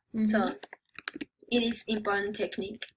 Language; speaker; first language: English; non-native, learner; Japanese